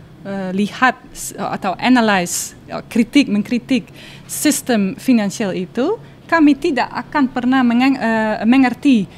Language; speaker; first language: Indonesian; non-native, learner; Dutch